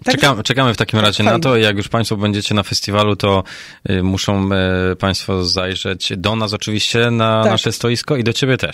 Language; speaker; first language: Polish; native; Polish